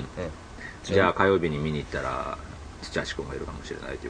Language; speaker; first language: Japanese; native; Japanese